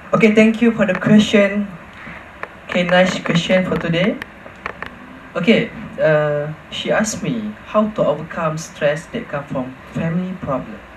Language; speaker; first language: English; non-native, local second language; Malay